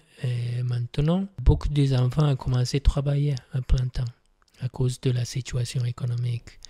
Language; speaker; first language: French; non-native, fluent; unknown